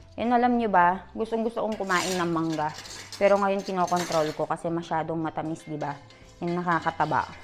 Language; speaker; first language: Filipino; native; Filipino